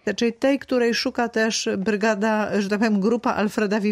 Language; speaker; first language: Polish; native; Polish